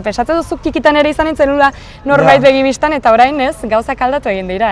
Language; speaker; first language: Basque; native; Basque